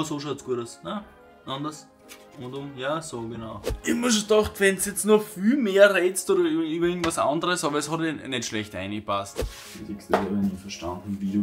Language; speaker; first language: German; native; German